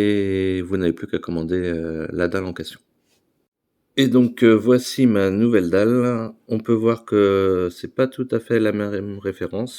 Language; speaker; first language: French; native; French